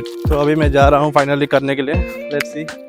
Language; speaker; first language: Hindi; native; Hindi